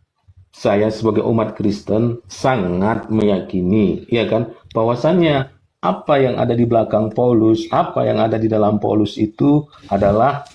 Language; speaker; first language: Indonesian; native; Indonesian